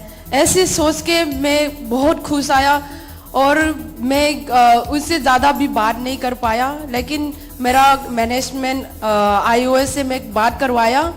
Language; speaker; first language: Hindi; non-native, local second language; Manipuri